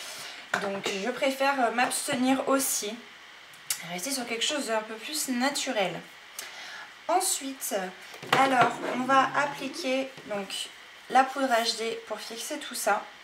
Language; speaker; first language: French; native; French